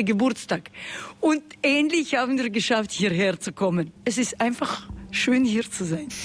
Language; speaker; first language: German; non-native, fluent; Russian